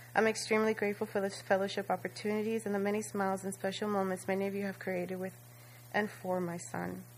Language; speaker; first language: English; non-native, fluent; Spanish